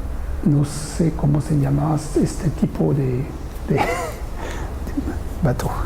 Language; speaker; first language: Spanish; non-native, learner; French